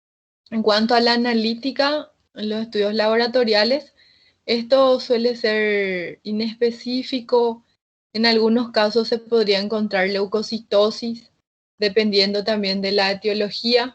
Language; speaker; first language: Spanish; native; Spanish